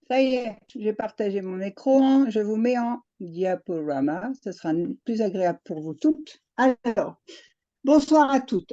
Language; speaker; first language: French; native; French